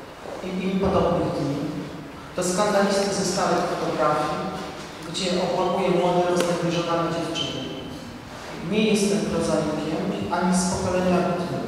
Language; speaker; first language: Polish; native; Polish